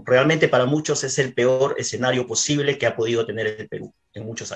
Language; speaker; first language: Spanish; native; Spanish